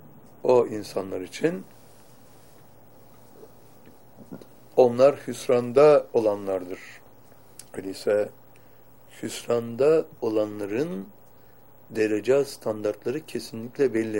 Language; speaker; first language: Turkish; native; Turkish